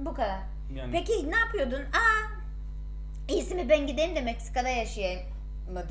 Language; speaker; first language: Turkish; native; Turkish